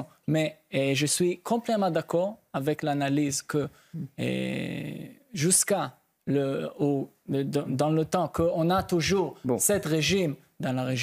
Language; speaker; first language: French; non-native, fluent; Hebrew